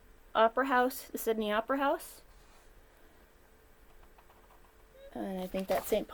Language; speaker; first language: English; native; English